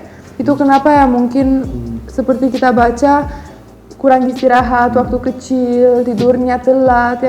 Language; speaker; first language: Indonesian; non-native, fluent; Romanian